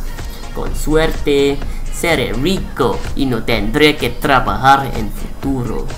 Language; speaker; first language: Spanish; non-native, learner; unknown